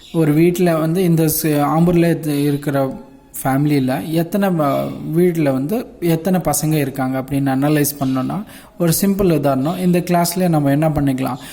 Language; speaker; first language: Tamil; non-native, local second language; Urdu